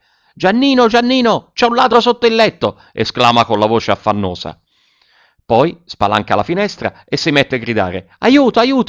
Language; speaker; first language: Italian; native; Italian